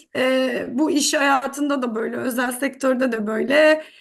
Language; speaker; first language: Turkish; native; Turkish